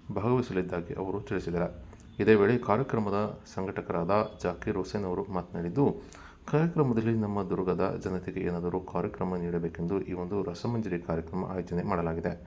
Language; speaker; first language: Kannada; native; Kannada